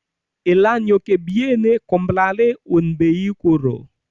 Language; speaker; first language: Spanish; non-native, fluent; Haitian Creole